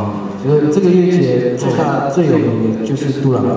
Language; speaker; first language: Chinese; non-native, local second language; Amis